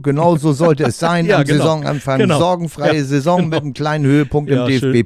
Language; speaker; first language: German; native; German